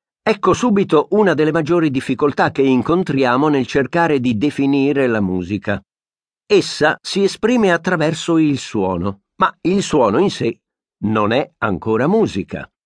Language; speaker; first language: Italian; native; Italian